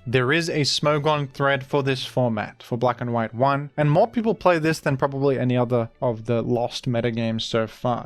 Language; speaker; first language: English; native; English